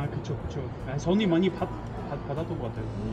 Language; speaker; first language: Korean; non-native, fluent; Russian